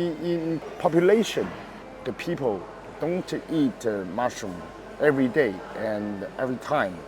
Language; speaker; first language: English; non-native, learner; Chinese